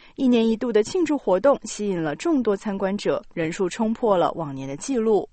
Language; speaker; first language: Chinese; native; Chinese